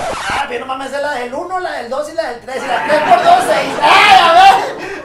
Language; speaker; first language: Spanish; native; Spanish